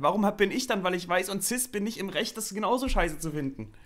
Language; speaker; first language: German; native; German